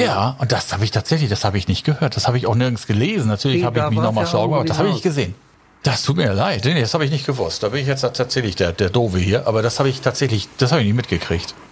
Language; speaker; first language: German; native; German